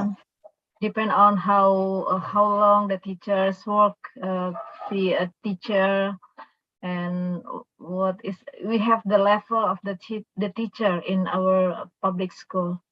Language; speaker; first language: English; non-native, local second language; Indonesian